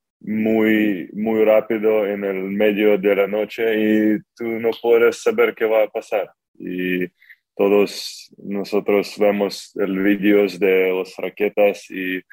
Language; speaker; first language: Spanish; non-native, fluent; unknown